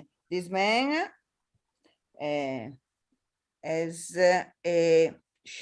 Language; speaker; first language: English; non-native, learner; Italian